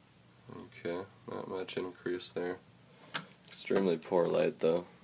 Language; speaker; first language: English; native; English